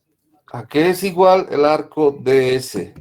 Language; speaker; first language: Spanish; native; Spanish